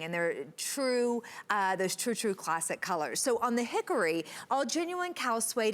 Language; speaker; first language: English; native; English